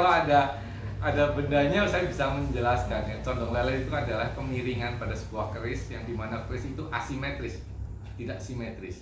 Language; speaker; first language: Indonesian; native; Indonesian